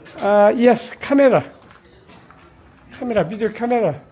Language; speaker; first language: English; non-native, learner; Korean